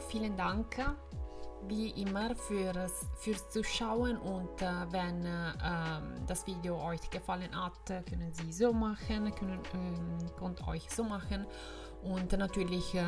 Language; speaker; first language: German; non-native, fluent; Italian